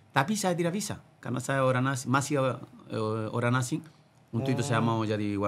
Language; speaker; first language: Indonesian; non-native, learner; Spanish